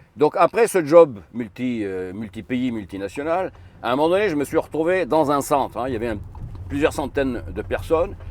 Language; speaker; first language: French; non-native, fluent; Arabic